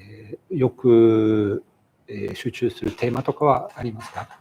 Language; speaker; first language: Japanese; non-native, fluent; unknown